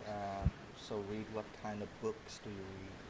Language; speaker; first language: English; non-native, fluent; Vietnamese